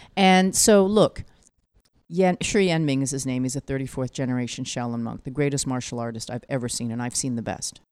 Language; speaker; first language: English; native; English